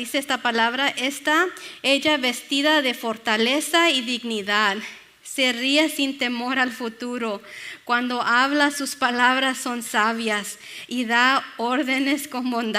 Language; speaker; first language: Spanish; early bilingual, other home language; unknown